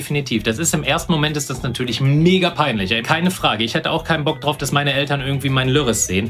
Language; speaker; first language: German; native; German